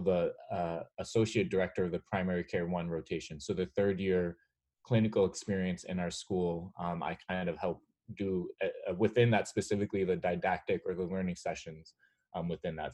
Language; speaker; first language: English; native; English